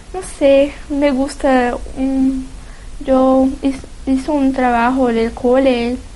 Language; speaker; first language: Spanish; non-native, learner; Portuguese